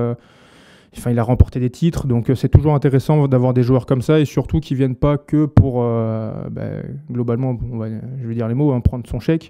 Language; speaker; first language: French; native; French